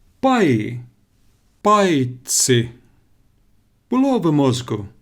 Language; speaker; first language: Ukrainian; non-native, learner; Finnish